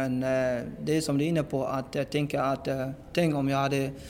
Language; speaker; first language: Swedish; non-native, fluent; English